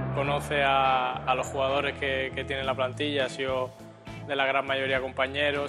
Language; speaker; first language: Spanish; native; Spanish